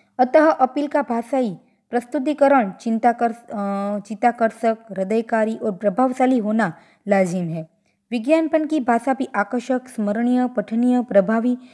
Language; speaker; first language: Hindi; non-native, local second language; Gujarati